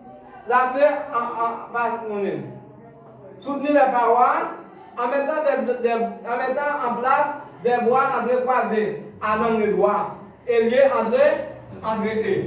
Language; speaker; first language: French; non-native, local second language; Haitian Creole